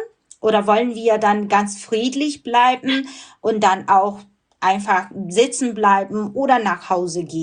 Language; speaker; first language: German; non-native, fluent; Burmese